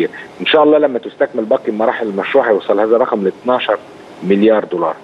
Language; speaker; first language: Arabic; native; Arabic